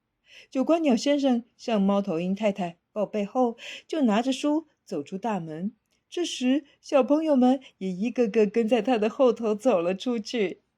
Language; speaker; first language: Chinese; native; Chinese